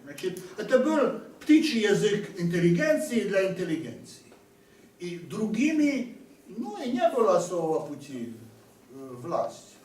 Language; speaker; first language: Russian; non-native, fluent; Hungarian